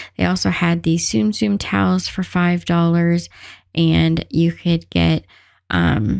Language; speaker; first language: English; native; English